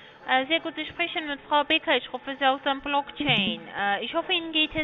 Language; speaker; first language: German; non-native, learner; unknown